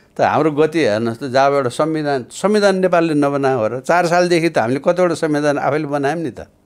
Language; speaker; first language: Nepali; native; Nepali